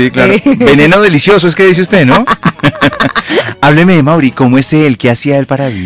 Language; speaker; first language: Spanish; native; Spanish